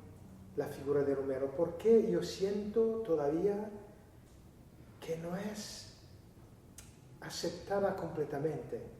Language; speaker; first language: Spanish; non-native, learner; Italian